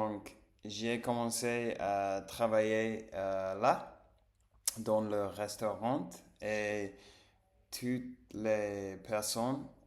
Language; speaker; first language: French; non-native, learner; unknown